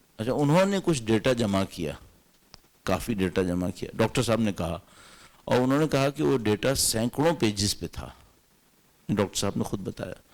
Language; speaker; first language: Urdu; native; Urdu